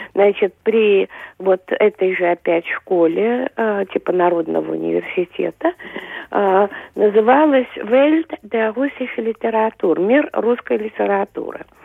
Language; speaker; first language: Russian; native; Russian